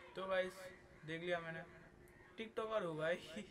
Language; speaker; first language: Hindi; non-native, local second language; Bangla